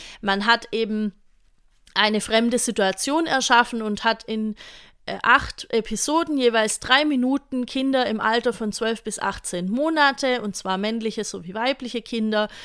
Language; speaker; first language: German; native; German